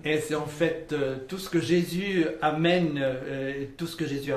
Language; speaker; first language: French; native; French